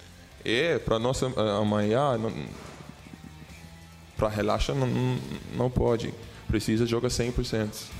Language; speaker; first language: Portuguese; non-native, learner; English